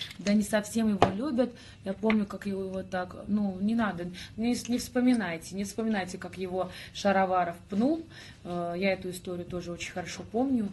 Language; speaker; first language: Russian; native; Russian